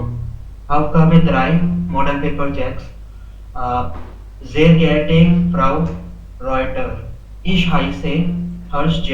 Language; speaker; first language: German; non-native, learner; Hindi